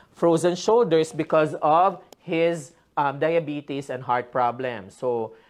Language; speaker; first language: English; non-native, local second language; Filipino